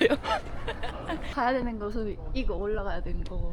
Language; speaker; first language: Korean; non-native, fluent; Japanese